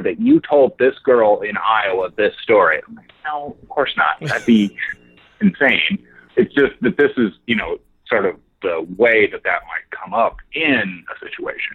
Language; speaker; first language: English; native; English